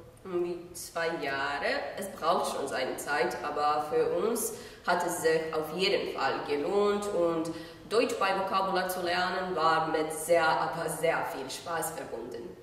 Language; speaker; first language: German; non-native, fluent; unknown